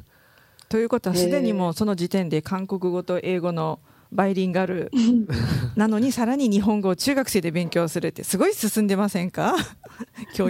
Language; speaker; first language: Japanese; native; Japanese